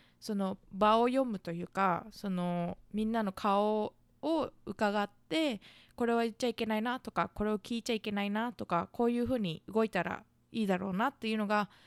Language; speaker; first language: Japanese; native; Japanese